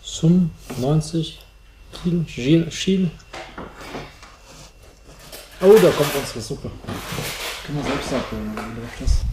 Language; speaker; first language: German; native; German